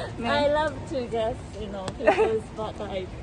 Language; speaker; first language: English; non-native, fluent; Japanese